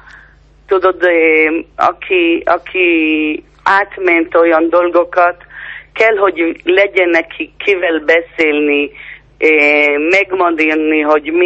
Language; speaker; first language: Hungarian; early bilingual, heritage; Hebrew